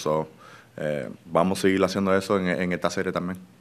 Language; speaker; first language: Spanish; early bilingual, heritage; Spanish